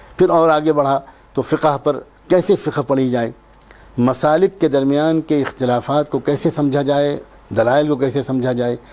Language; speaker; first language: Urdu; native; Urdu